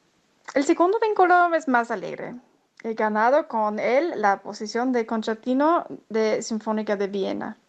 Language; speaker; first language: Spanish; non-native, fluent; German